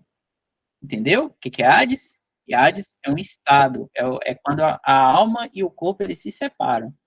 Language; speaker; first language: Portuguese; native; Portuguese